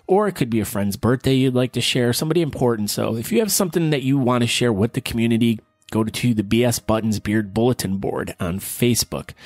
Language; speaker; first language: English; native; English